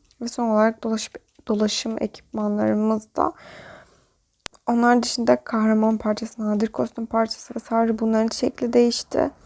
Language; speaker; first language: Turkish; native; Turkish